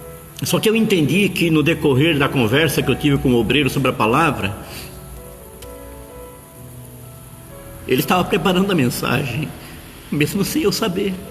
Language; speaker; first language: Portuguese; native; Portuguese